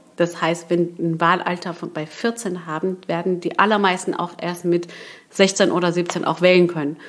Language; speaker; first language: German; early bilingual, other home language; Persian